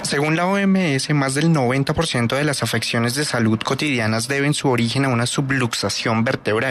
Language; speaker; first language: Spanish; native; Spanish